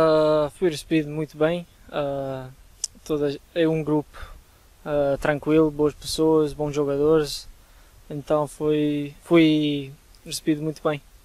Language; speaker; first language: Portuguese; non-native, fluent; English